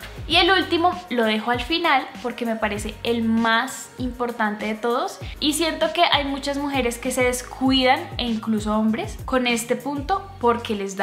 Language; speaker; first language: Spanish; native; Spanish